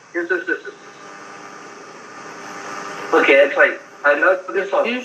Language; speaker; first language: English; non-native, local second language; Malayalam